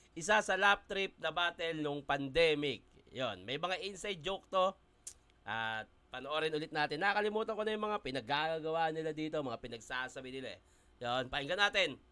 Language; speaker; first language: Filipino; native; Filipino